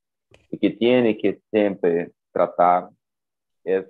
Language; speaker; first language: Spanish; non-native, fluent; Portuguese